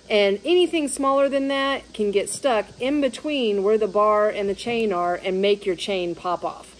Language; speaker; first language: English; native; English